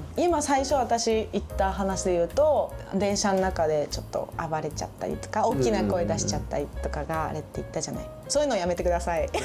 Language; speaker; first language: Japanese; native; Japanese